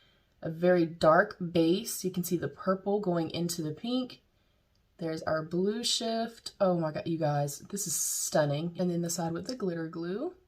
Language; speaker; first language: English; native; English